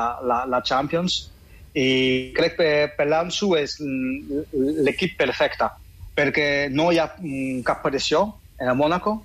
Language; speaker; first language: Catalan; non-native, fluent; French